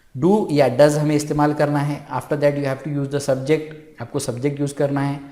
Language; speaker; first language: Hindi; non-native, local second language; Marathi